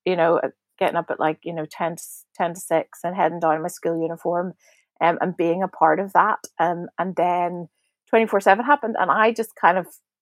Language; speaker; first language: English; native; English